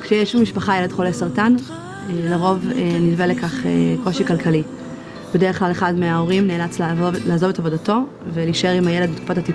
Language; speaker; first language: Hebrew; native; Hebrew